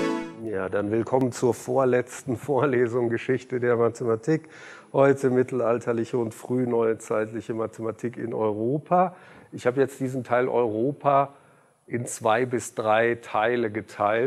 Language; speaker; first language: German; native; German